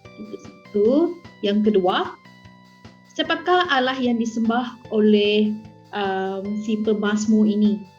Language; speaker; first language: Malay; non-native, local second language; Iban